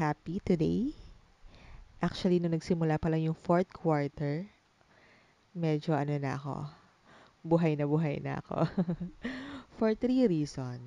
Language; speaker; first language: English; non-native, local second language; Filipino